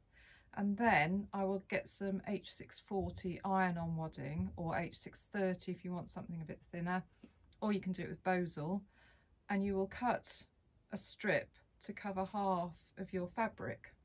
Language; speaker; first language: English; native; English